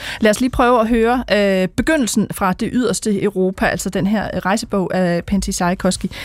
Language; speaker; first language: Danish; native; Danish